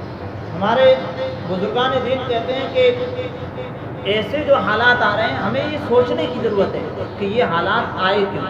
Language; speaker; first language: Urdu; native; Urdu